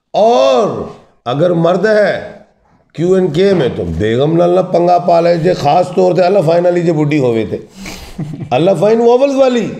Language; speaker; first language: Urdu; non-native, local second language; Punjabi